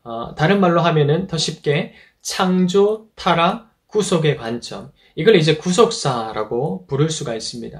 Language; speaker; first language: Korean; native; Korean